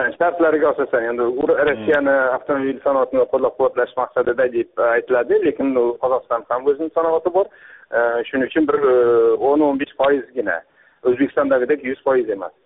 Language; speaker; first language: Uzbek; native; Uzbek